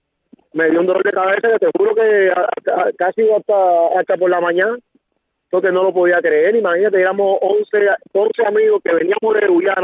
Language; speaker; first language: Spanish; native; Spanish